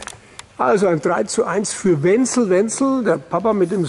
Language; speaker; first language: German; native; German